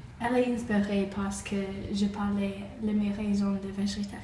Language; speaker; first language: French; non-native, learner; English